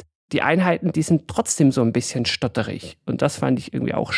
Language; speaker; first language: German; native; German